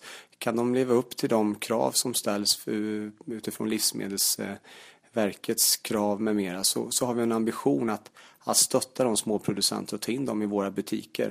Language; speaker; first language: Swedish; native; Swedish